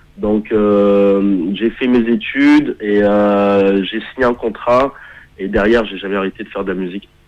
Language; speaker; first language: French; early bilingual, heritage; French